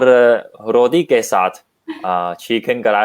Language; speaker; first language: Hindi; non-native, learner; Chinese